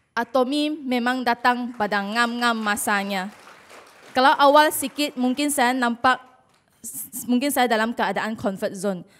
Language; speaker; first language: Malay; non-native, local second language; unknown